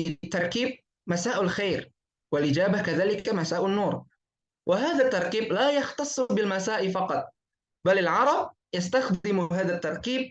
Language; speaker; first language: Arabic; non-native, fluent; Indonesian